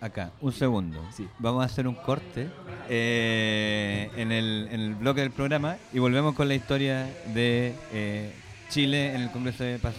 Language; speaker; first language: Spanish; native; Spanish